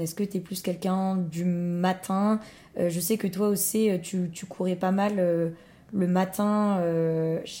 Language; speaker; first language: French; native; French